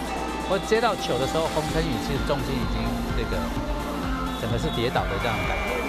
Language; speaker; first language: Chinese; native; Chinese